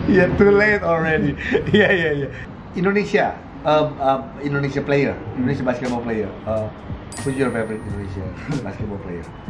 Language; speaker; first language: English; non-native, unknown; Indonesian